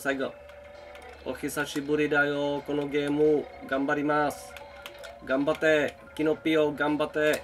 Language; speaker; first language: Japanese; non-native, learner; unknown